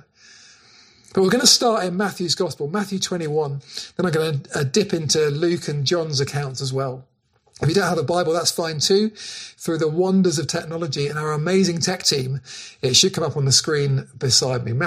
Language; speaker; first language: English; native; English